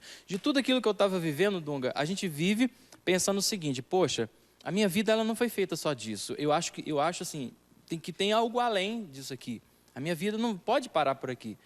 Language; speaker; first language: Portuguese; native; Portuguese